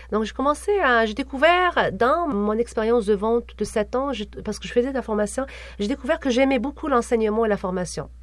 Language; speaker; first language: French; non-native, local second language; Arabic